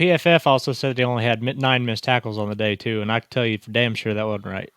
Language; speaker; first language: English; native; English